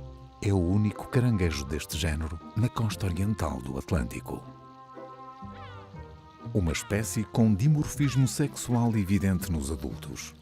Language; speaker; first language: Portuguese; native; Portuguese